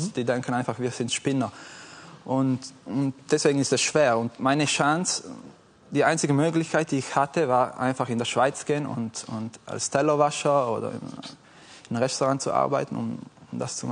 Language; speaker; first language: German; non-native, fluent; Italian